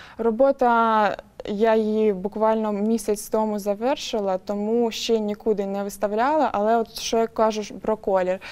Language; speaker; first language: Ukrainian; non-native, local second language; Russian